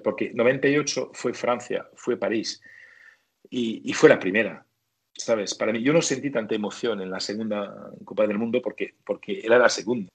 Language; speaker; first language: Spanish; non-native, fluent; French